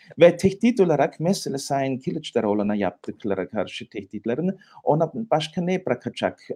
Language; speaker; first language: Turkish; non-native, fluent; German